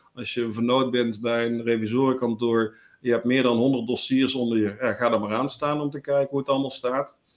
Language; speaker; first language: Dutch; native; Dutch